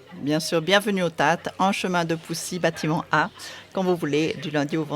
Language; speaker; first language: French; native; French